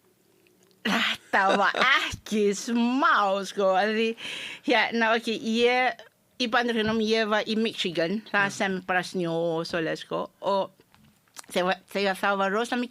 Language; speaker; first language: Icelandic; non-native, fluent; Malay